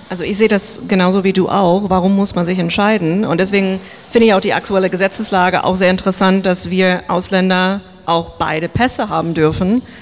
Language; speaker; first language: German; non-native, fluent; English